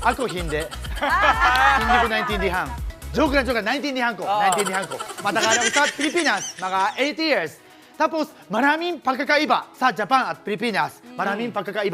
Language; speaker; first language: Filipino; non-native, learner; Japanese